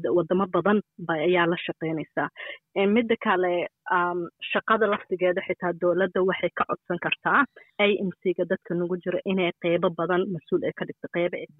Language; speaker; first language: Somali; early bilingual, heritage; Somali